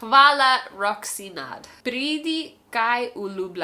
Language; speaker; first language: Slovenian; non-native, learner; English